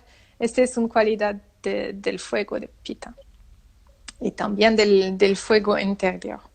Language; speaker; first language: Spanish; non-native, learner; French